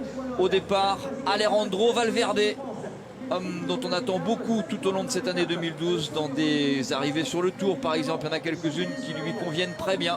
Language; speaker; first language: French; native; French